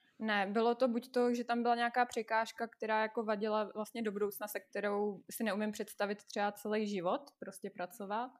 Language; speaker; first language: Czech; non-native, fluent; Russian